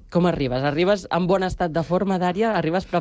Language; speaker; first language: Catalan; native; Catalan